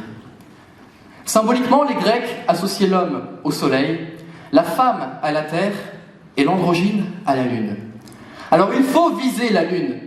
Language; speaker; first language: French; native; French